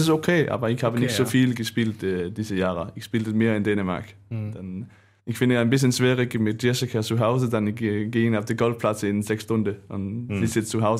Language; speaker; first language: German; non-native, learner; Danish